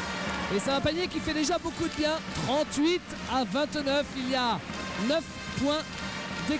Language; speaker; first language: French; native; French